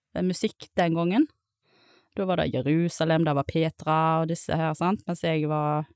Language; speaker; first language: Norwegian; native; Norwegian